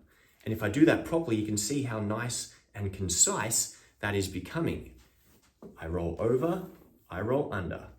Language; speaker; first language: English; native; English